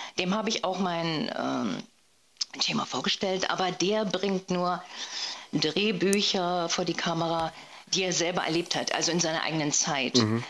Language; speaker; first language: German; native; German